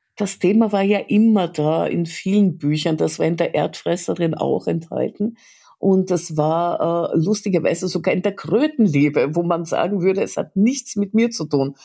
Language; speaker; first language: German; early bilingual, other home language; Russian